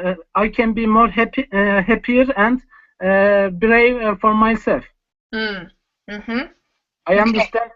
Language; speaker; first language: English; non-native, learner; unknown